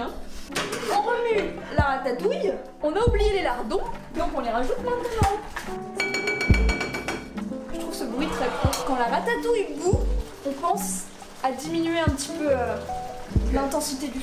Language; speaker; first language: French; native; French